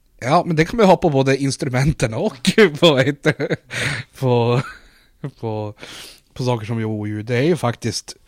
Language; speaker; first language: Swedish; native; Swedish